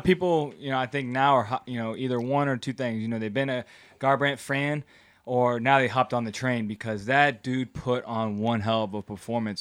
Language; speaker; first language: English; native; English